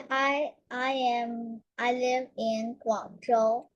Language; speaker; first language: English; non-native, learner; Chinese